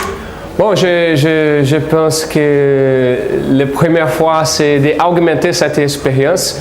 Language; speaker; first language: French; non-native, fluent; Portuguese